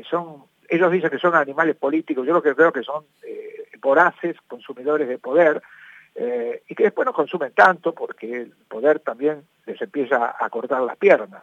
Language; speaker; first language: Spanish; native; Spanish